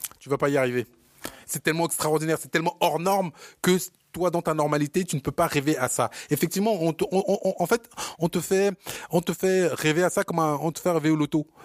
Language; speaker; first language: French; early bilingual, other home language; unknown